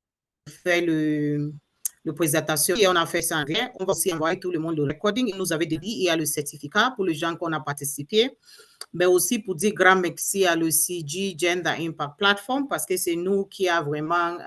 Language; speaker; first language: French; non-native, learner; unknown